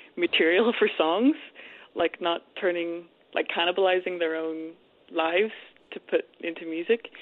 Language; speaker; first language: English; native; English